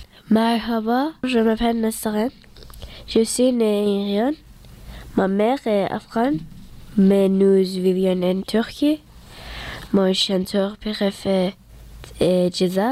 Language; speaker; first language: French; early bilingual, other home language; Turkish